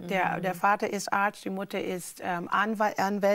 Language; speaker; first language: German; non-native, fluent; English